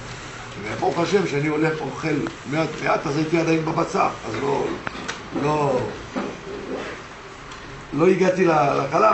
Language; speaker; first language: Hebrew; non-native, fluent; French